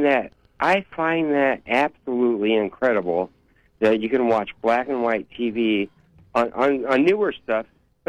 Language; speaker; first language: English; native; English